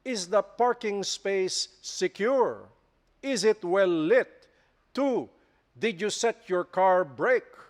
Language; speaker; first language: English; non-native, local second language; Filipino